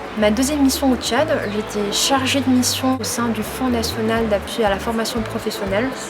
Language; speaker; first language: French; non-native, local second language; Arabic